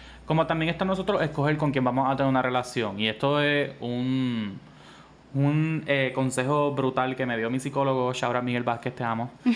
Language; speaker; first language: Spanish; native; Spanish